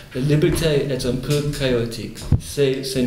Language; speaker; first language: French; non-native, fluent; Spanish